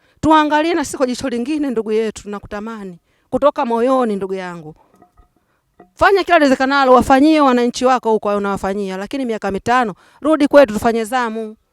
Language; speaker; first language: Swahili; native; Swahili